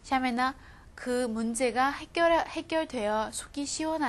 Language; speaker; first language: Korean; non-native, fluent; Chinese